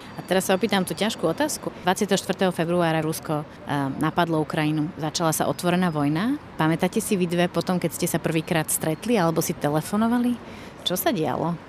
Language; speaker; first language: Slovak; native; Slovak